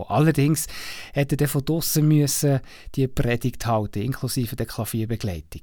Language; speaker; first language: German; native; German